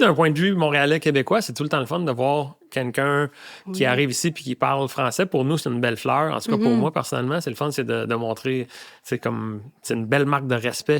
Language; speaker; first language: French; native; French